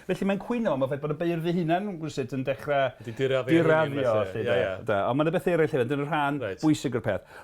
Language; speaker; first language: Welsh; non-native, fluent; English